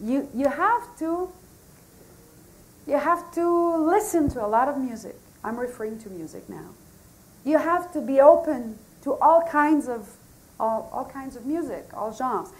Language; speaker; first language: English; non-native, fluent; French